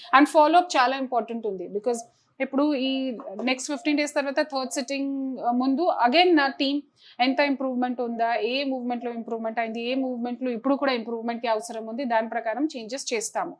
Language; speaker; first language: Telugu; non-native, fluent; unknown